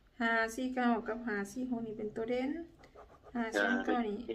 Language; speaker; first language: Thai; non-native, local second language; Northeastern Thai